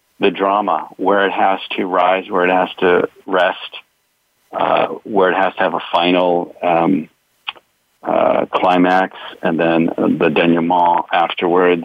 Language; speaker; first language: English; native; English